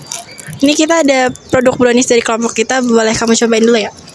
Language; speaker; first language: Indonesian; native; Indonesian